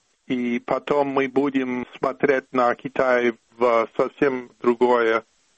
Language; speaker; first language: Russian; non-native, fluent; English